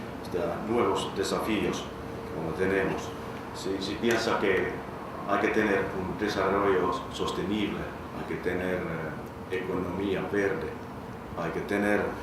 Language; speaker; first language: Spanish; non-native, fluent; Finnish